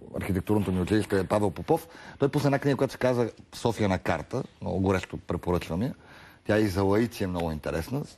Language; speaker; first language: Bulgarian; native; Bulgarian